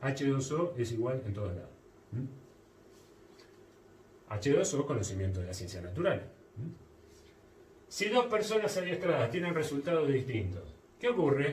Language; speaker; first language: Spanish; native; Spanish